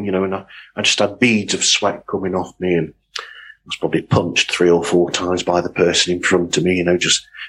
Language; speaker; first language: English; native; English